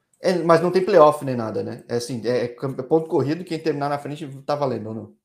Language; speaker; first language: Portuguese; native; Portuguese